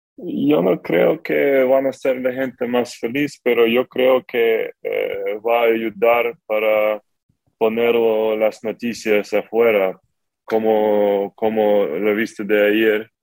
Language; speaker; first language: Spanish; non-native, learner; Ukrainian